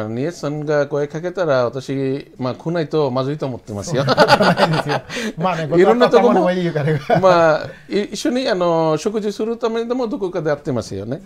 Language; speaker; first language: Japanese; non-native, fluent; Bangla